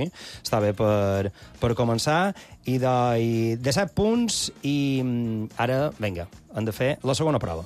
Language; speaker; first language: Catalan; native; Catalan